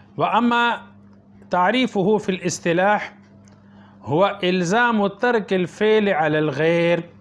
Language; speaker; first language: Arabic; non-native, fluent; Urdu